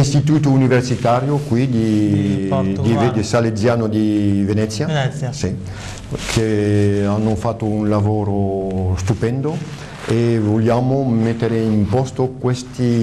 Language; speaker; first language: Italian; early bilingual, heritage; French